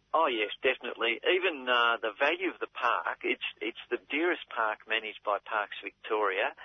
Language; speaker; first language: English; native; English